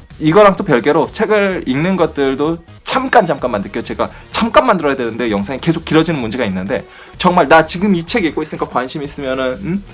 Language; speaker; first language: Korean; native; Korean